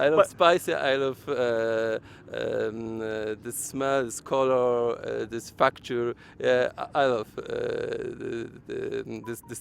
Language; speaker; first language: English; non-native, learner; Polish